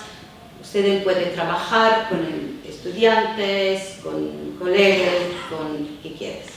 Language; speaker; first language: Spanish; non-native, fluent; Italian